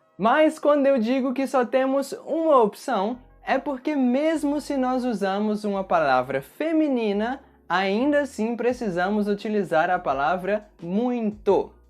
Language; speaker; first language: Portuguese; native; Portuguese